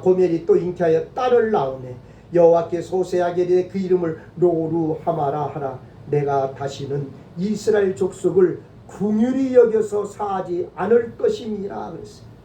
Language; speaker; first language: Korean; native; Korean